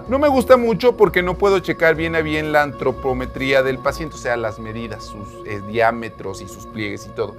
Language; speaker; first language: Spanish; native; Spanish